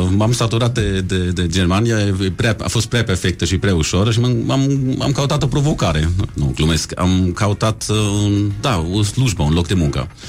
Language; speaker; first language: Romanian; non-native, fluent; German